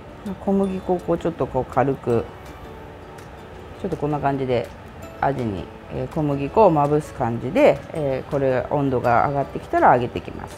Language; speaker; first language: Japanese; native; Japanese